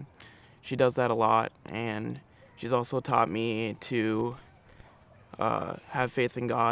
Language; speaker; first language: English; native; English